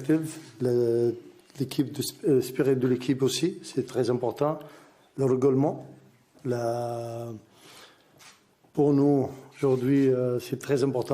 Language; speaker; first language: French; non-native, learner; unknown